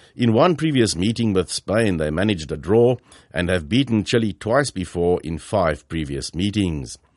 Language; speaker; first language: English; early bilingual, other home language; Afrikaans